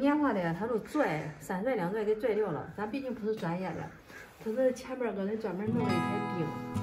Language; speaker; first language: Chinese; native; Chinese